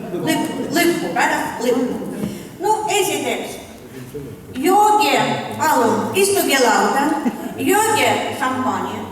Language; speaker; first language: Estonian; non-native, local second language; Russian